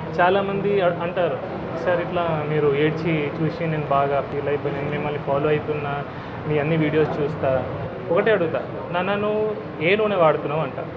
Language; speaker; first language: Telugu; non-native, local second language; Hindi